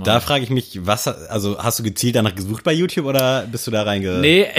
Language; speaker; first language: German; native; German